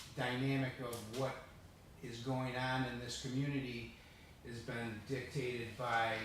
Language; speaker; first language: English; early bilingual, other home language; Italian